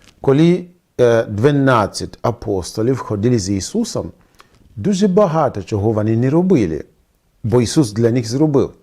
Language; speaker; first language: Ukrainian; non-native, fluent; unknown